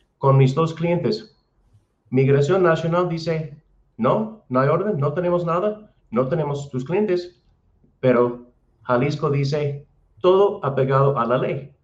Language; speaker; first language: Spanish; non-native, fluent; English